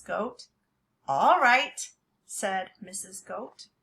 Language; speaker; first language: English; native; English